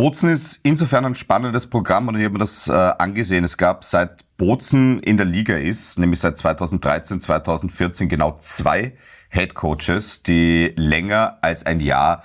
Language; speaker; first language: German; native; German